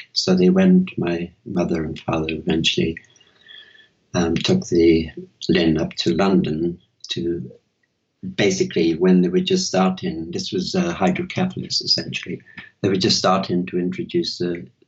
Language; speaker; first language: English; native; English